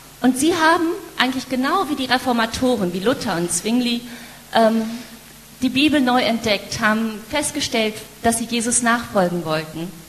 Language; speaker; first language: German; native; German